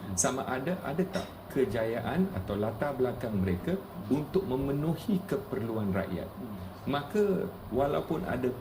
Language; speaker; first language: Malay; non-native, local second language; Tamil